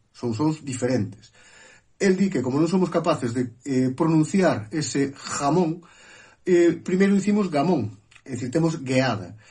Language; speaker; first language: Galician; native; Galician